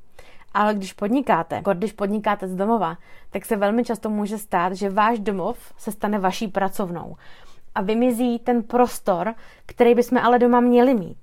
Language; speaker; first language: Czech; native; Czech